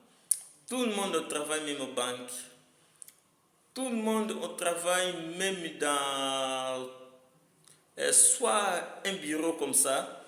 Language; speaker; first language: French; non-native, learner; Lingala